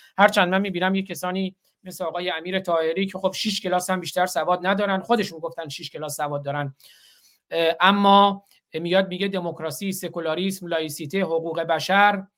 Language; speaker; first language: Persian; non-native, local second language; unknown